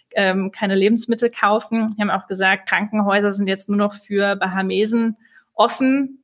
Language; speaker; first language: German; native; German